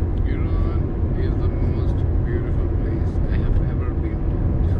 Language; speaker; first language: English; non-native, local second language; Malayalam